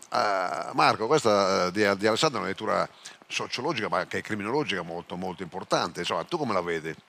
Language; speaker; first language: Italian; native; Italian